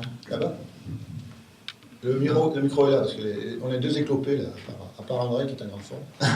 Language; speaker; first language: French; native; French